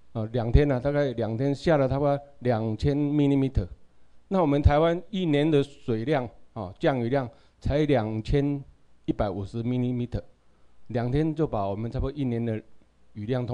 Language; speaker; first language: Chinese; non-native, local second language; Min Nan Chinese